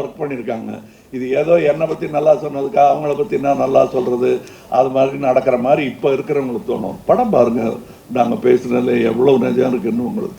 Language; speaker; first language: Tamil; native; Tamil